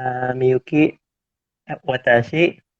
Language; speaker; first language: English; non-native, learner; Indonesian